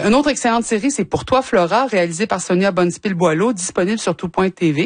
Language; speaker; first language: French; native; French